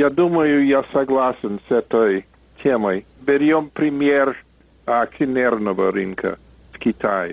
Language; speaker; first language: Russian; non-native, fluent; English